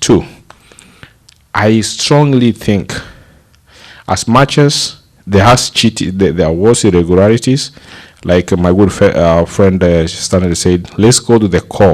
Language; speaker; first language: English; non-native, local second language; Gusii